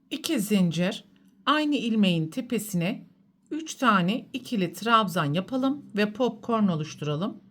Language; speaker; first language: Turkish; native; Turkish